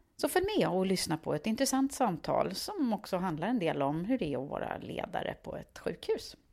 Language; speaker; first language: Swedish; native; Swedish